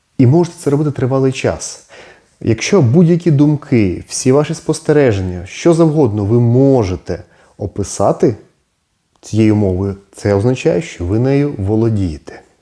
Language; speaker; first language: Ukrainian; non-native, local second language; Russian